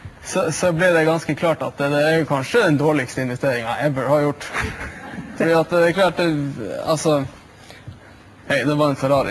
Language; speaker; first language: Norwegian; native; Norwegian